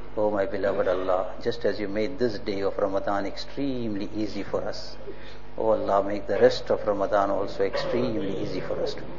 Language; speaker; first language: English; native; English